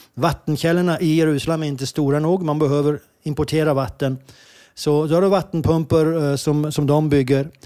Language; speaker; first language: Swedish; non-native, fluent; Hebrew